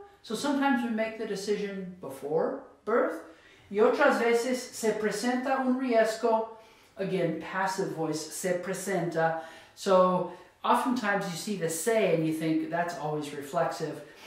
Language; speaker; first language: English; native; English